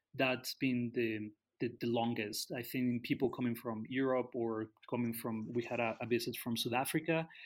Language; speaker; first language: English; non-native, fluent; Spanish